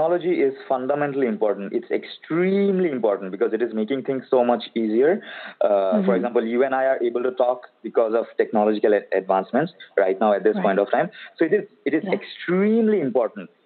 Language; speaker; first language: English; non-native, local second language; Assamese